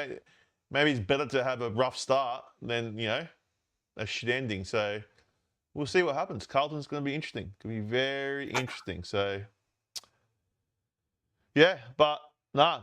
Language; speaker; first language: English; native; English